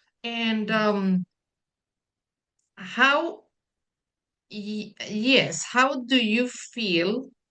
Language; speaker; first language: English; non-native, fluent; Spanish